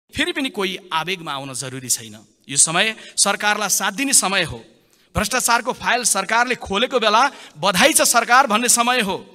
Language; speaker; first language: Nepali; native; Nepali